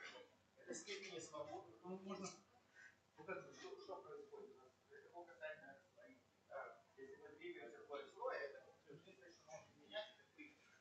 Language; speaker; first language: Russian; native; Russian